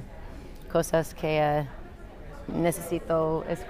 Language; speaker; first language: Spanish; non-native, learner; English